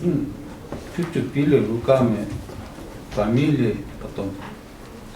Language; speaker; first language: Russian; non-native, learner; Uzbek